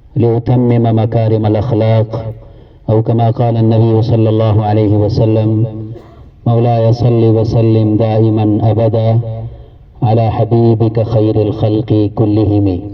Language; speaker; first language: Arabic; non-native, fluent; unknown